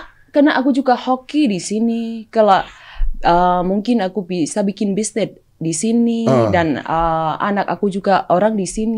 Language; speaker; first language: Indonesian; non-native, fluent; Thai